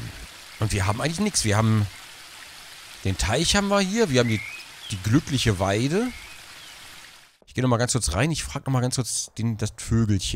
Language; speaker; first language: German; native; German